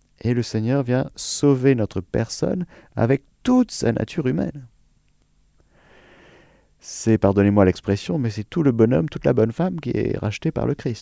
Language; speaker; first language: French; native; French